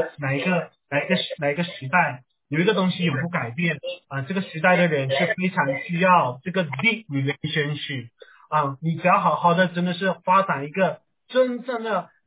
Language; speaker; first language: Chinese; native; Chinese